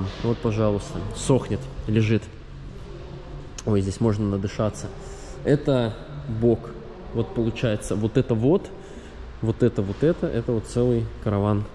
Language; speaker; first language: Russian; native; Russian